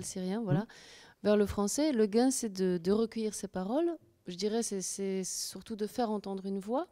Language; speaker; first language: French; native; French